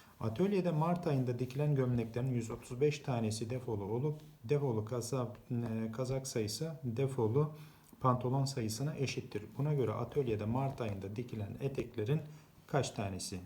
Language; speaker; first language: Turkish; native; Turkish